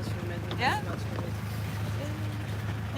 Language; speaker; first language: English; non-native, learner; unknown